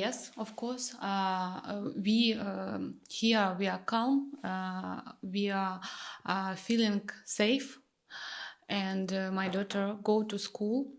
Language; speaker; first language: English; non-native, learner; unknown